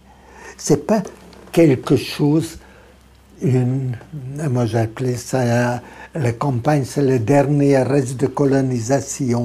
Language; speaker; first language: French; non-native, fluent; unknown